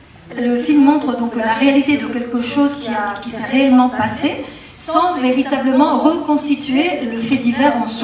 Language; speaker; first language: French; native; French